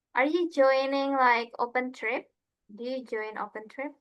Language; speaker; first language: English; non-native, fluent; Indonesian